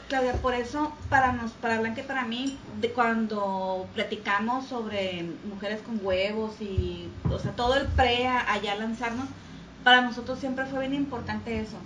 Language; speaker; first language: Spanish; native; Spanish